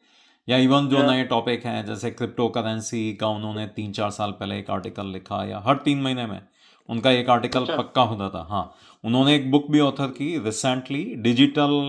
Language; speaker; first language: Hindi; native; Hindi